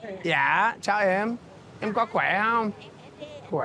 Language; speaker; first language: Vietnamese; non-native, fluent; English